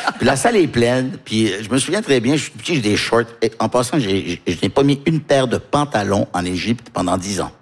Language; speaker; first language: French; early bilingual, heritage; French